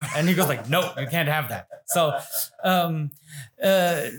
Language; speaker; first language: English; non-native, fluent; German